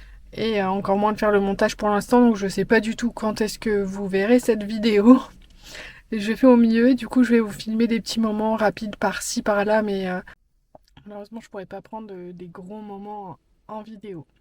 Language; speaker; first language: French; native; French